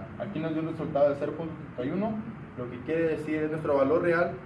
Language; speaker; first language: Spanish; native; Spanish